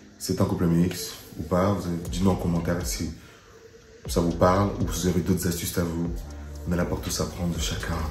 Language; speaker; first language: French; early bilingual, other home language; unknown